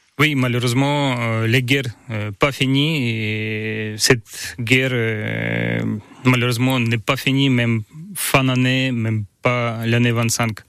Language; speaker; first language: French; non-native, learner; Ukrainian